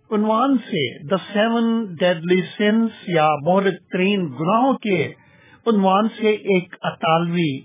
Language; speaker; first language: Urdu; non-native, local second language; Punjabi